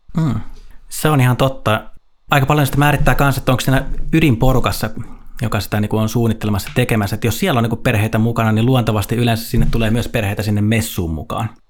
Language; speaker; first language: Finnish; native; Finnish